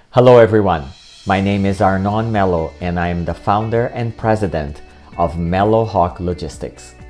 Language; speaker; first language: English; non-native, fluent; Portuguese